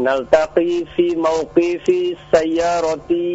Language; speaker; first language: Arabic; non-native, learner; Indonesian